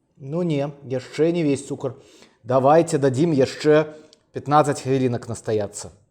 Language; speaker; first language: Belarusian; non-native, local second language; Russian